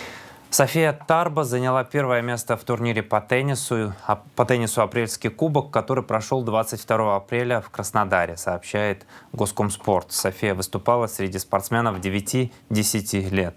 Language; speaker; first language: Russian; native; Russian